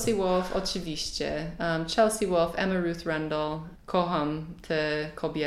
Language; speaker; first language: Polish; non-native, learner; English